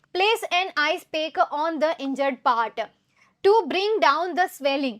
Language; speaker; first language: English; non-native, local second language; Gujarati